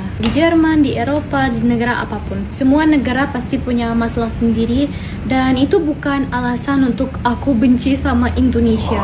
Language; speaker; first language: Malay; non-native, fluent; German